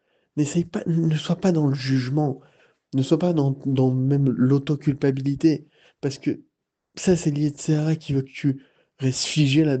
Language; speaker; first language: French; native; French